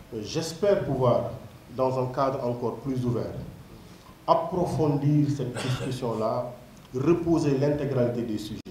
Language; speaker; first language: French; non-native, local second language; Wolof